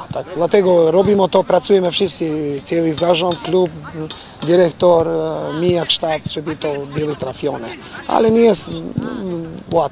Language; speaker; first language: Polish; non-native, fluent; Albanian